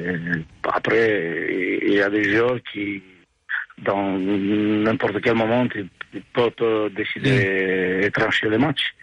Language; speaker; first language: French; non-native, fluent; Romanian